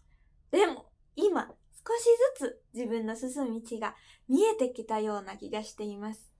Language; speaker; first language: Japanese; non-native, fluent; Indonesian